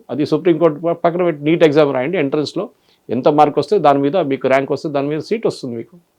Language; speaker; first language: Telugu; non-native, fluent; Malayalam